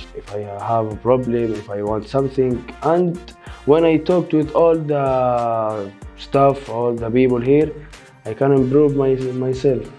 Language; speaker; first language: English; non-native, learner; Arabic